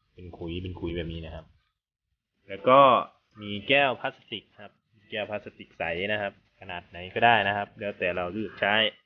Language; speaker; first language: Thai; native; Thai